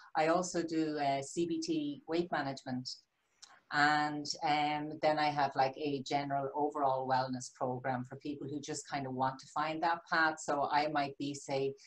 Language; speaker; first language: English; native; English